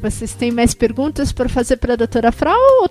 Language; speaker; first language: Portuguese; native; Portuguese